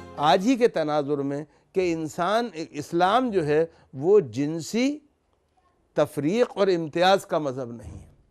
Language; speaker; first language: Urdu; native; Urdu